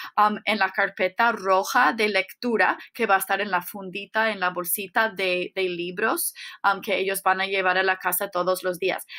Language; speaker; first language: Spanish; non-native, fluent; English